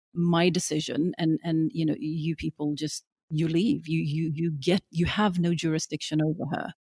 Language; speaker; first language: English; early bilingual, other home language; Norwegian